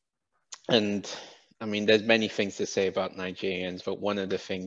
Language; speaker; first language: English; native; English